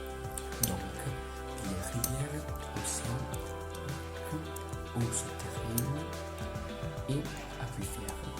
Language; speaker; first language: French; non-native, learner; Italian